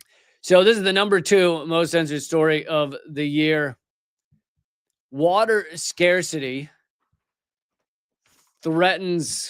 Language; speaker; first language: English; native; English